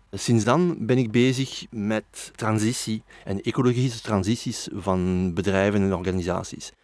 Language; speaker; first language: Dutch; non-native, local second language; French